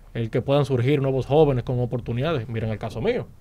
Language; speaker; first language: Spanish; native; Spanish